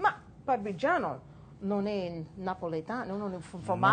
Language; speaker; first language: Italian; early bilingual, heritage; English